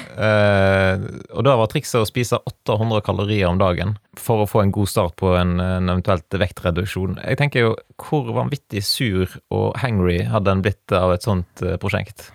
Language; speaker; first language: Norwegian; native; Norwegian